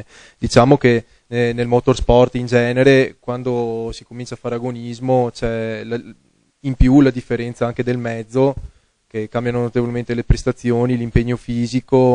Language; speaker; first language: Italian; native; Italian